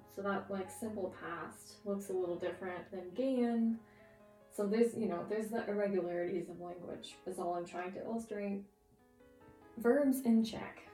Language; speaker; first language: English; native; English